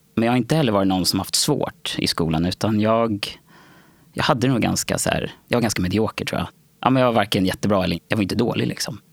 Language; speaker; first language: Swedish; native; Swedish